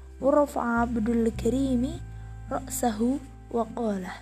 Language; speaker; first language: Arabic; non-native, learner; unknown